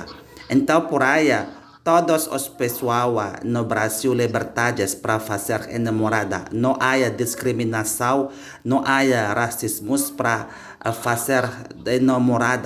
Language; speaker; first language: Portuguese; non-native, learner; Indonesian